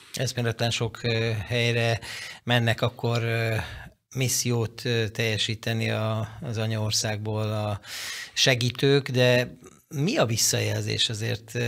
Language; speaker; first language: Hungarian; native; Hungarian